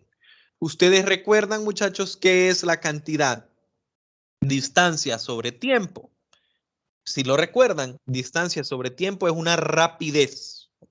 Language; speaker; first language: Spanish; native; Spanish